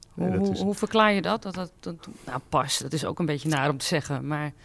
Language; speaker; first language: Dutch; early bilingual, other home language; Greek